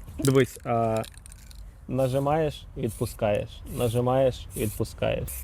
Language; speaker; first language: Ukrainian; native; Ukrainian